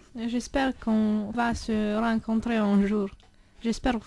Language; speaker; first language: French; non-native, fluent; Romanian